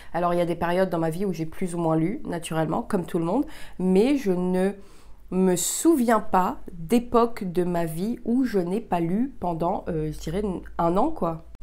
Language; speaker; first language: French; early bilingual, heritage; French